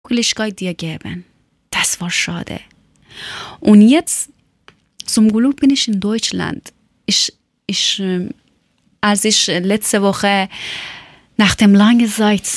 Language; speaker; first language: German; non-native, learner; Persian